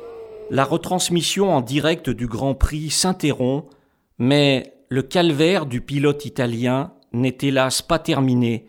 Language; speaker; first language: French; native; French